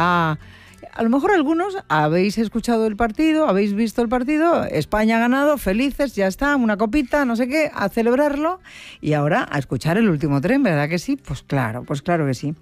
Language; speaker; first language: Spanish; native; Spanish